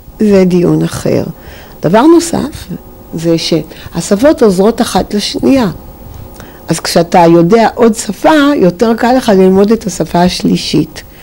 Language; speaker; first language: Hebrew; native; Hebrew